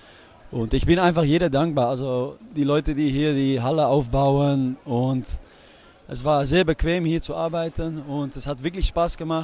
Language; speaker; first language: German; non-native, fluent; Dutch